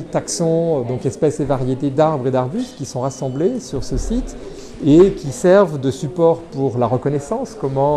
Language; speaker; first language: French; native; French